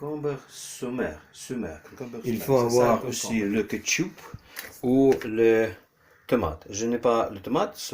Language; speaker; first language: French; non-native, learner; Ukrainian